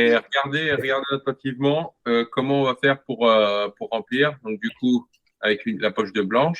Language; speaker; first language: French; native; French